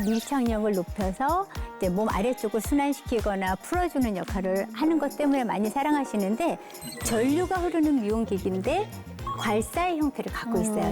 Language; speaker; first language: Korean; native; Korean